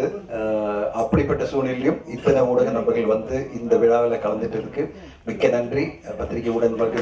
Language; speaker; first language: Tamil; native; Tamil